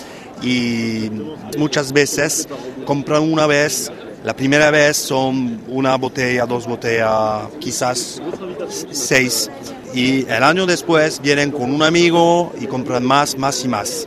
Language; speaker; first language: Spanish; non-native, fluent; French